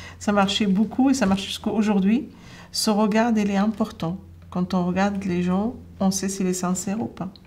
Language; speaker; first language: French; non-native, fluent; Arabic